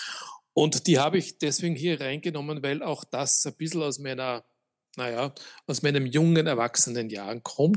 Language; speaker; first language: German; native; German